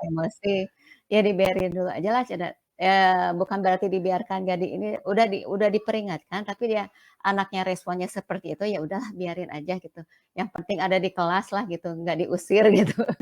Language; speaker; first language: Indonesian; non-native, local second language; Sundanese